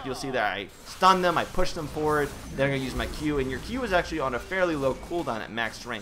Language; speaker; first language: English; native; English